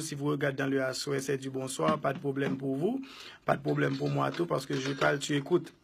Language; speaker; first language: French; non-native, local second language; Haitian Creole